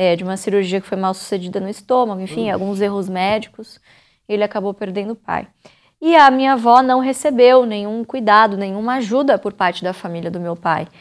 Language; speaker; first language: Portuguese; native; Portuguese